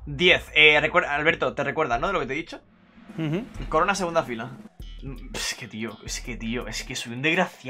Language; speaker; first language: Spanish; native; Spanish